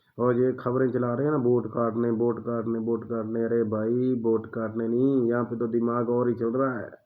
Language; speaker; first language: Hindi; non-native, local second language; Punjabi